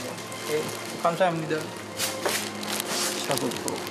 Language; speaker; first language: Korean; non-native, learner; Sinhala